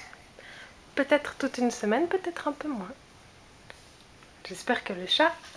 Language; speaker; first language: French; native; French